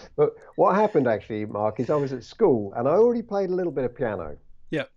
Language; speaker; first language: English; native; English